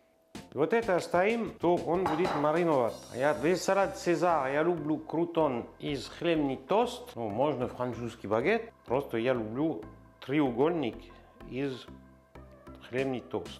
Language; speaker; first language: Russian; non-native, learner; French